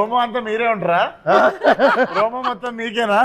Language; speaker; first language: Telugu; native; Telugu